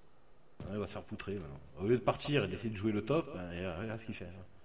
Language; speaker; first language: French; native; French